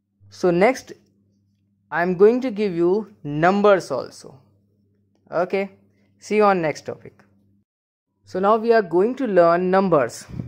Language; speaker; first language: English; non-native, local second language; Hindi